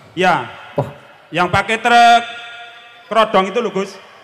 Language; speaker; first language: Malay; non-native, local second language; Javanese